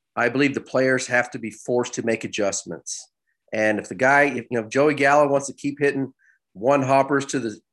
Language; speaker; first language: English; native; English